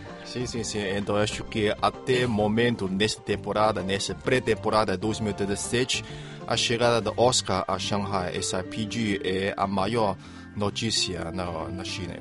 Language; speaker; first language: Portuguese; non-native, fluent; Chinese